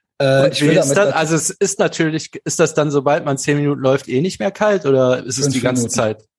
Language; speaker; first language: German; native; German